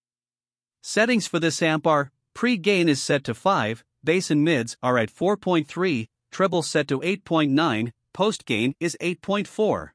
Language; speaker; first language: English; non-native, fluent; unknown